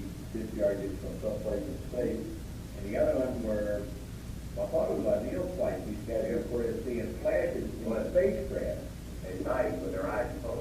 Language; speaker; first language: English; native; English